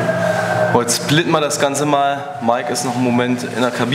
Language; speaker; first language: German; native; German